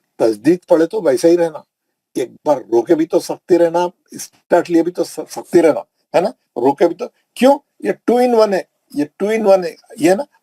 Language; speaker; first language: Urdu; native; Urdu